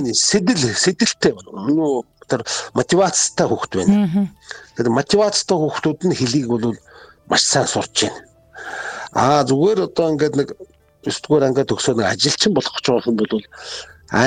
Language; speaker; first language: Mongolian; native; Mongolian